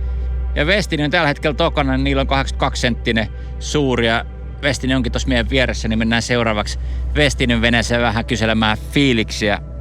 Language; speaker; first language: Finnish; native; Finnish